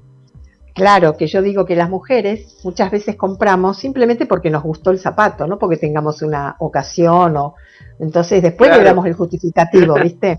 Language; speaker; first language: Spanish; native; Spanish